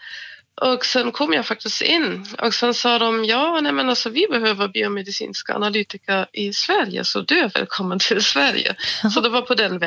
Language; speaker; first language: Swedish; non-native, fluent; German